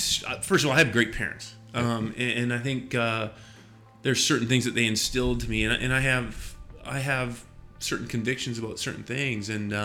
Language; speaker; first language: English; native; English